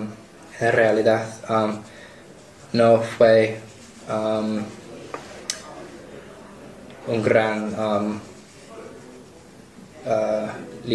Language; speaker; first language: Spanish; non-native, learner; English